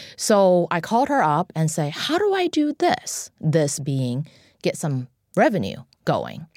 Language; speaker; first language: English; non-native, fluent; Chinese